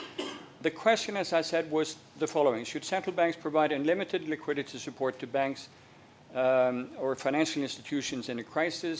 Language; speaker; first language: English; non-native, fluent; Norwegian